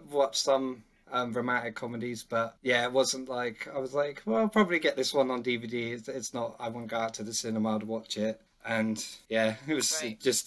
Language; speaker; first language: English; native; English